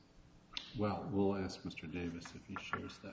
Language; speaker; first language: English; native; English